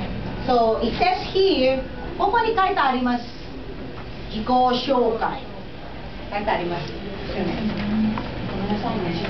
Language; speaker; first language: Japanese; non-native, fluent; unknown